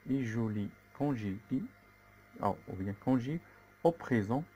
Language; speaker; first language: French; non-native, local second language; Arabic